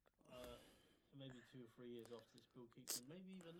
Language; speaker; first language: English; native; English